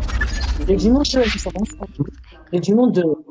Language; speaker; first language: French; non-native, local second language; Arabic